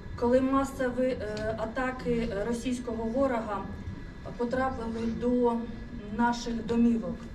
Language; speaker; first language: Ukrainian; non-native, local second language; Russian